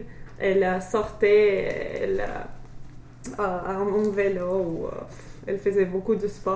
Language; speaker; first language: French; non-native, fluent; English